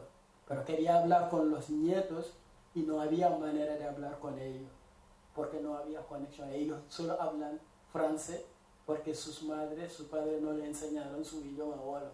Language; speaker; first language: Spanish; non-native, fluent; Wolof